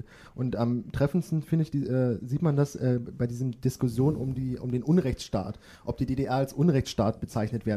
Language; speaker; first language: German; native; German